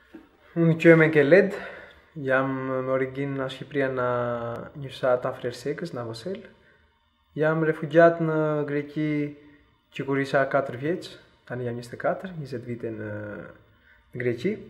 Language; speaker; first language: Albanian; early bilingual, heritage; Albanian